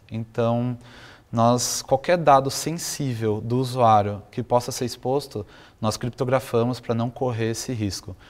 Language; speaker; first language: Portuguese; native; Portuguese